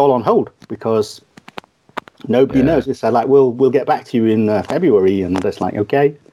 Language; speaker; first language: English; native; English